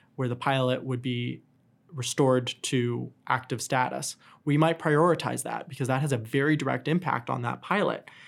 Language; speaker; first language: English; native; English